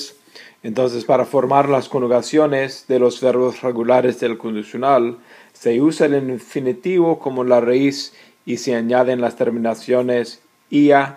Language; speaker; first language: Spanish; non-native, fluent; English